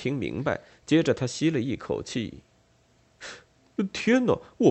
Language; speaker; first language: Chinese; native; Chinese